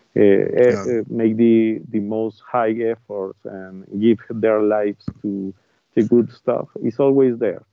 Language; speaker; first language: English; non-native, learner; Spanish